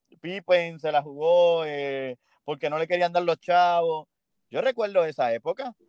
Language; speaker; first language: Spanish; early bilingual, heritage; Spanish